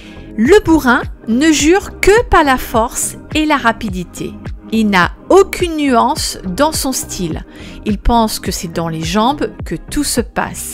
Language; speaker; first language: French; native; French